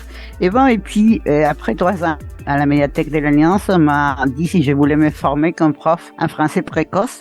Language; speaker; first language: French; non-native, fluent; Spanish